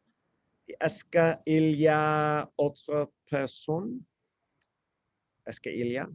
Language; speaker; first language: French; non-native, learner; English